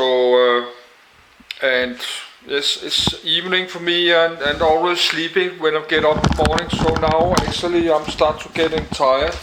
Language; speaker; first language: English; non-native, learner; Danish